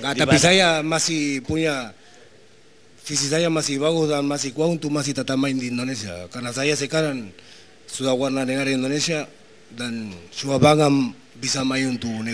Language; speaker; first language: Indonesian; non-native, learner; Spanish